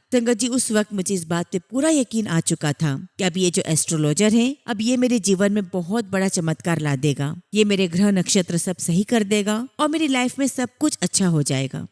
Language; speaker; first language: Hindi; native; Hindi